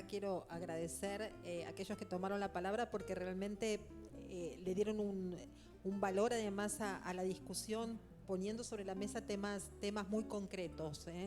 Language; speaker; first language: Spanish; native; Spanish